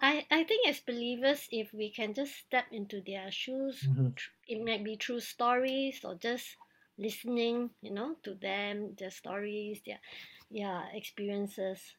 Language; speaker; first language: English; native; English